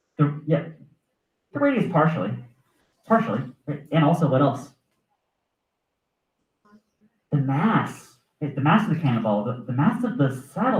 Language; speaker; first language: English; native; English